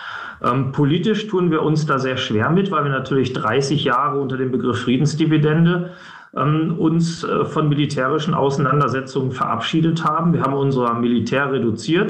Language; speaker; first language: German; native; German